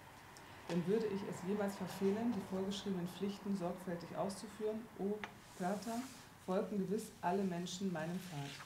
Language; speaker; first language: German; native; German